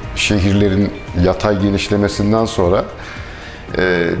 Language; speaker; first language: Turkish; native; Turkish